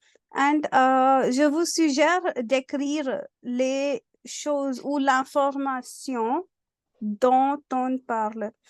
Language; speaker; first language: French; non-native, fluent; Hindi